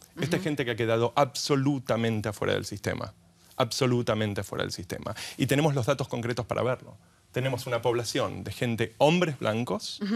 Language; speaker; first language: Spanish; native; Spanish